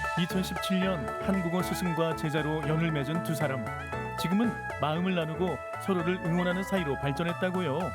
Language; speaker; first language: Korean; native; Korean